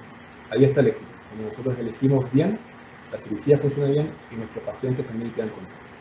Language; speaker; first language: Spanish; native; Spanish